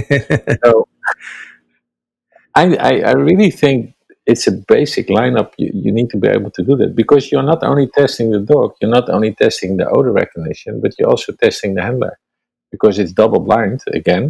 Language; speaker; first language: English; non-native, fluent; Dutch